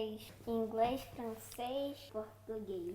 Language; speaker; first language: Portuguese; early bilingual, heritage; Portuguese